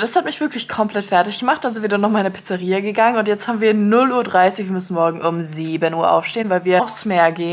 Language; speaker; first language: German; native; German